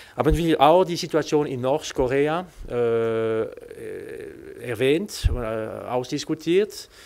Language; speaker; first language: German; non-native, local second language; French